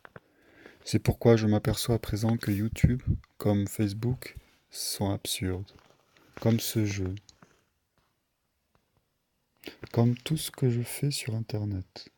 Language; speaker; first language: French; native; French